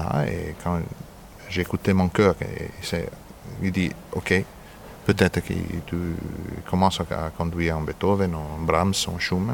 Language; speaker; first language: French; non-native, fluent; Italian